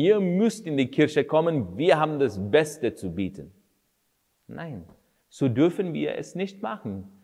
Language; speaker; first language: German; non-native, fluent; Kannada